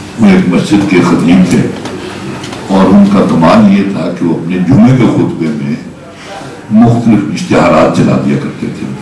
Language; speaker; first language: Urdu; non-native, local second language; Punjabi